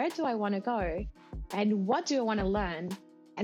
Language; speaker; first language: English; non-native, fluent; Spanish